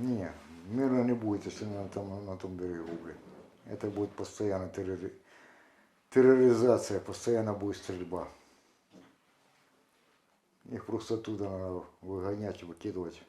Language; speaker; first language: Ukrainian; non-native, local second language; Russian